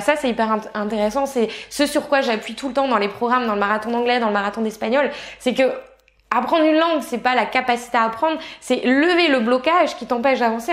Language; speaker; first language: French; native; French